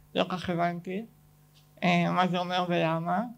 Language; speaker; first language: Hebrew; native; Hebrew